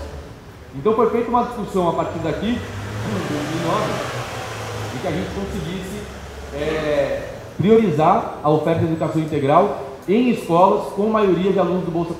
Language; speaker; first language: Portuguese; native; Portuguese